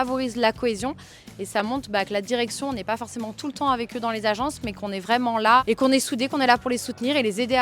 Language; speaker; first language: French; native; French